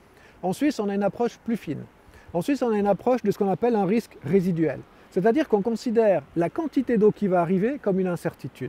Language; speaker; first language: French; native; French